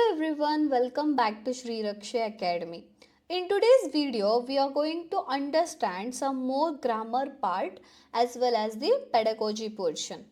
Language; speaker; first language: English; non-native, local second language; Kannada